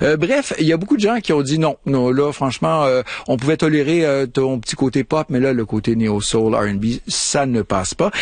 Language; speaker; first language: French; native; French